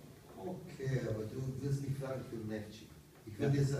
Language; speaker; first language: German; non-native, fluent; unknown